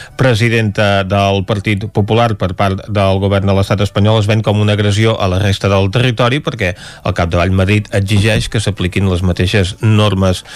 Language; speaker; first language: Catalan; native; Catalan